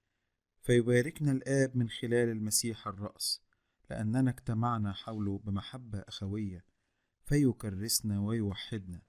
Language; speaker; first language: Arabic; native; Arabic